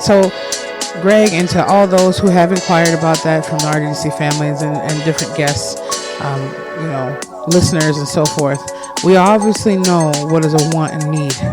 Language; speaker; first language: English; native; English